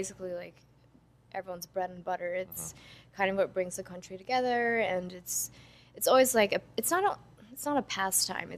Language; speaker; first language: English; non-native, fluent; Dutch